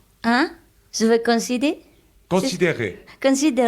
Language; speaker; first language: French; non-native, learner; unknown